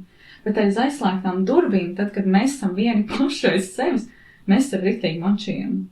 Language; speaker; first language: Latvian; native; Latvian